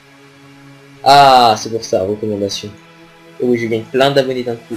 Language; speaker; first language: French; native; French